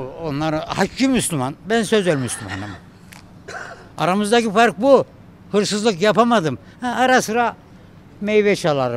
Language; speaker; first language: Turkish; native; Turkish